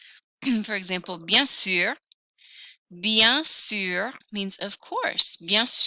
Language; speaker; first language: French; non-native, fluent; English